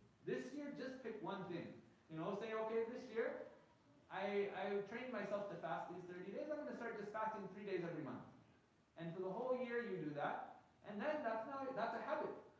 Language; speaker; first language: English; native; English